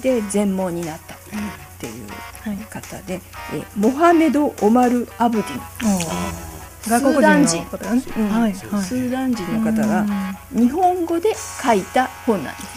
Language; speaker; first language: Japanese; native; Japanese